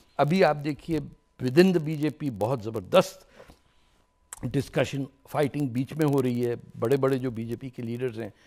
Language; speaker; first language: Urdu; native; Urdu